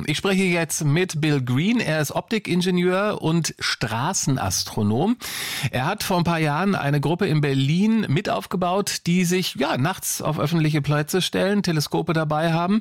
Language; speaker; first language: German; native; German